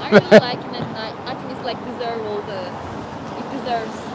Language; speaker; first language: English; non-native, learner; Korean